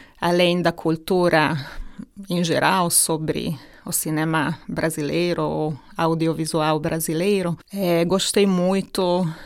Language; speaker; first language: Portuguese; non-native, fluent; Hungarian